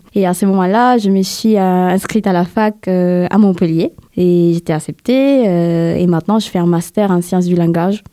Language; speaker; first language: French; non-native, fluent; Spanish